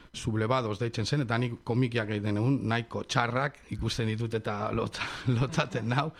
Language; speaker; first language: Basque; non-native, local second language; Spanish